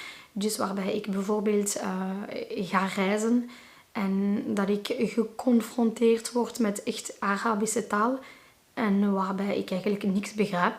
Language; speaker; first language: Dutch; non-native, local second language; Arabic